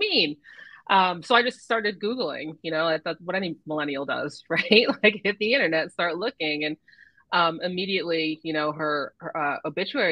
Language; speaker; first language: English; native; English